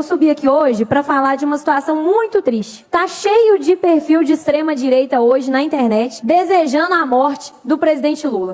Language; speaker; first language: Portuguese; native; Portuguese